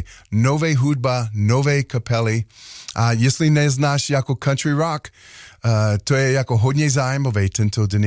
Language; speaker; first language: Czech; non-native, learner; English